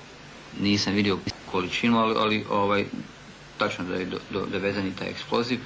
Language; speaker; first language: Bosnian; native; Bosnian